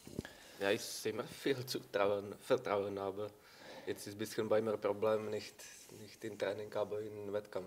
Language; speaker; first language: German; non-native, learner; Czech